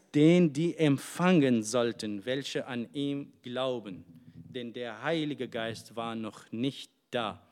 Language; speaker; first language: German; non-native, fluent; Arabic